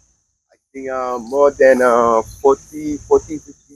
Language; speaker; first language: English; non-native, learner; Malay